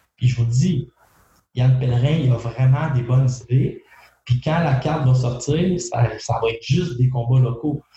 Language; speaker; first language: French; native; French